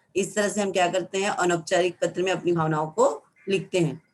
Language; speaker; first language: Hindi; non-native, local second language; Marathi